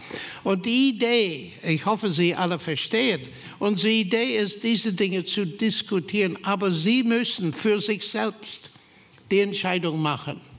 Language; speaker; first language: German; non-native, fluent; English